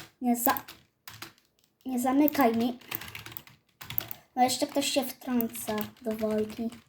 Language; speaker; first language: Polish; native; Polish